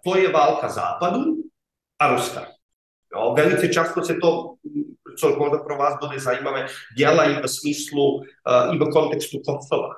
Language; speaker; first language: Czech; non-native, fluent; Serbian